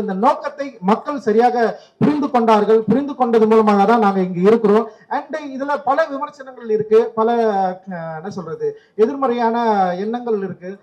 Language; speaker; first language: Tamil; native; Tamil